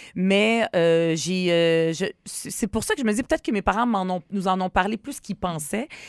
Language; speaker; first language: French; early bilingual, other home language; Arabic